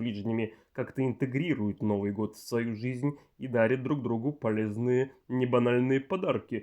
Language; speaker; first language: Russian; native; Russian